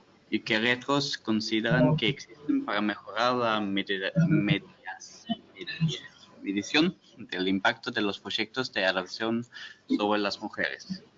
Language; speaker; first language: Spanish; non-native, fluent; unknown